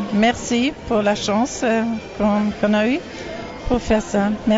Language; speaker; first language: French; non-native, learner; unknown